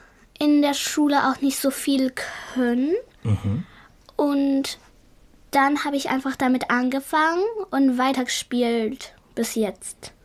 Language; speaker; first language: German; early bilingual, other home language; Chinese